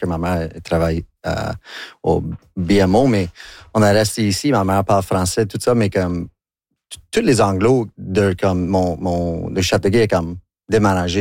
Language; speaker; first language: French; non-native, local second language; English